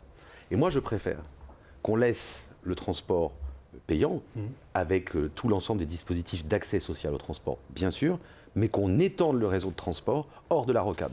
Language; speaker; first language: French; native; French